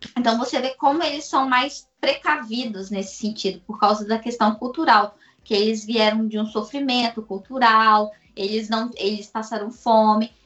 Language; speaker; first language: Portuguese; native; Portuguese